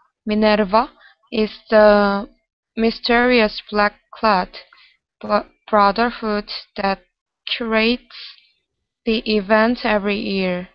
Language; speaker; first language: English; non-native, learner; Korean